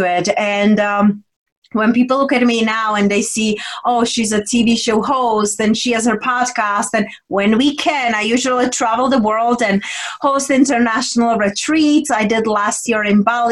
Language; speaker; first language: English; non-native, fluent; Czech